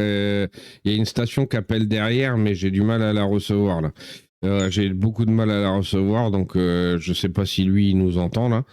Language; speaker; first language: French; native; French